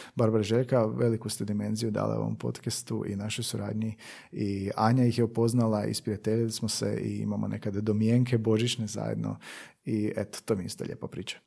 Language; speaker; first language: Croatian; native; Croatian